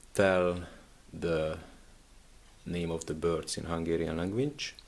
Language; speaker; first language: English; non-native, fluent; Hungarian